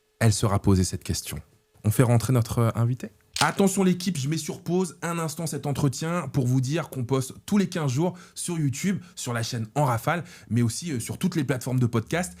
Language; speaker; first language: French; native; French